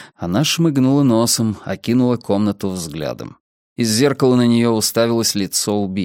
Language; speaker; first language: Russian; native; Russian